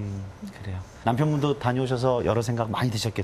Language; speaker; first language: Korean; native; Korean